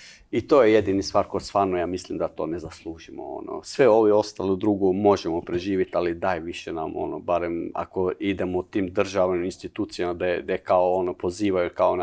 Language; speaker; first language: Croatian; non-native, learner; Albanian